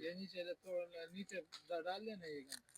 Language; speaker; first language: Hindi; non-native, local second language; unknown